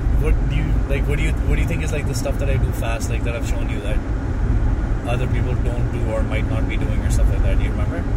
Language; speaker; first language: English; non-native, local second language; Hindi